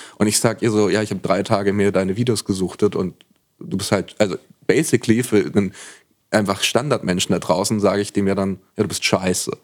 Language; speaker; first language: German; native; German